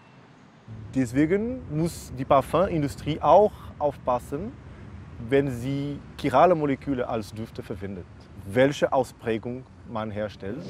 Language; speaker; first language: German; non-native, fluent; Portuguese